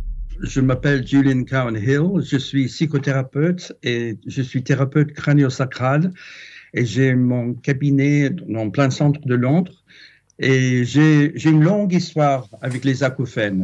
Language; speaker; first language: French; non-native, fluent; English